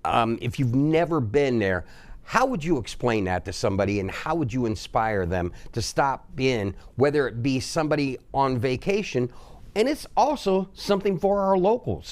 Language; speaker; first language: English; native; English